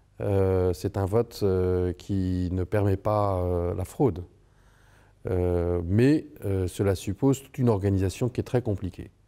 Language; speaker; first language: French; native; French